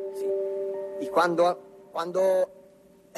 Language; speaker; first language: Spanish; non-native, local second language; Catalan